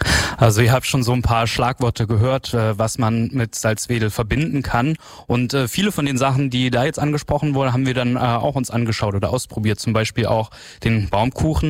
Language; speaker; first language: German; native; German